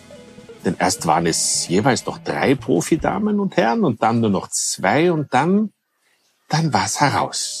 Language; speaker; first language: German; native; German